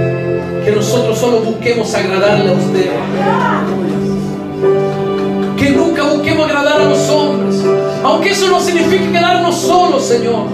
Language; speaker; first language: Spanish; native; Spanish